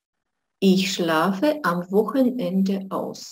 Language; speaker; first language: German; non-native, fluent; Russian